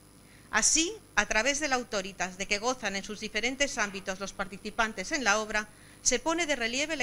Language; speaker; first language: Spanish; native; Spanish